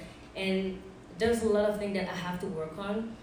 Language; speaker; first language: English; non-native, fluent; Haitian Creole